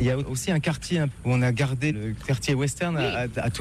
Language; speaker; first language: French; native; French